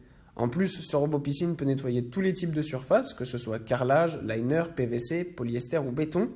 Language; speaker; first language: French; native; French